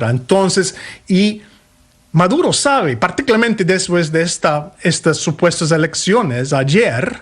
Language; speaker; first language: Spanish; non-native, fluent; English